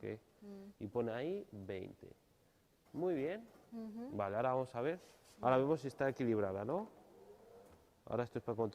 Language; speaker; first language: Spanish; native; Spanish